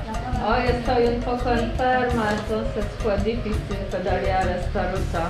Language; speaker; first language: Spanish; non-native, learner; Polish